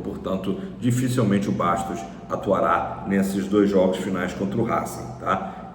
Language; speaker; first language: Portuguese; native; Portuguese